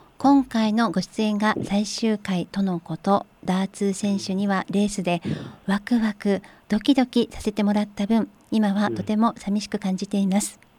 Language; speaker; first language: Japanese; native; Japanese